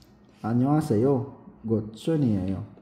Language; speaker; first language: Korean; non-native, fluent; Filipino